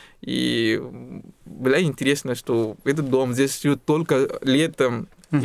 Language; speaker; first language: Russian; non-native, fluent; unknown